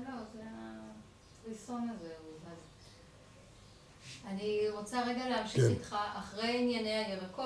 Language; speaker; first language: Hebrew; native; Hebrew